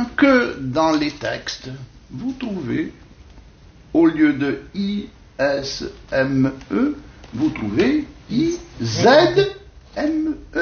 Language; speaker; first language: French; native; French